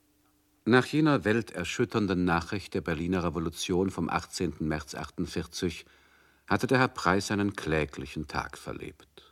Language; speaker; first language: German; native; German